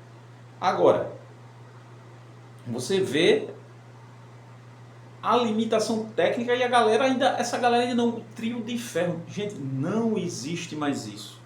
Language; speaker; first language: Portuguese; native; Portuguese